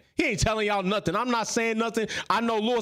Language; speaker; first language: English; native; English